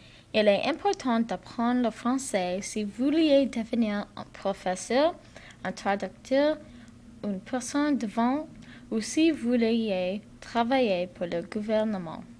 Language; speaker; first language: French; non-native, learner; English